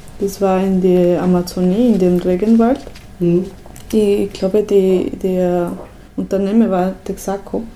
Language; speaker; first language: German; non-native, learner; Spanish